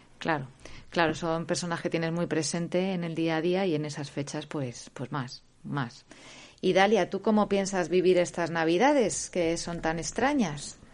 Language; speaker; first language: Spanish; native; Spanish